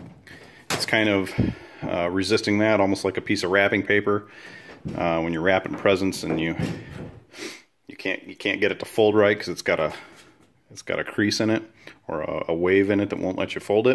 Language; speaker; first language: English; native; English